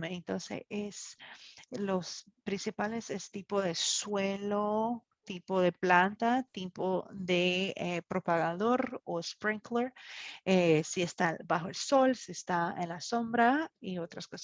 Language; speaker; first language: Spanish; non-native, fluent; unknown